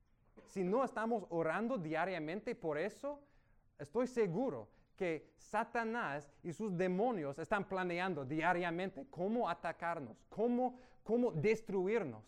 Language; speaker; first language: Spanish; non-native, fluent; English